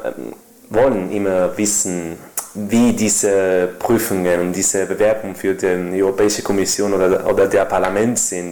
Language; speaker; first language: German; non-native, fluent; Spanish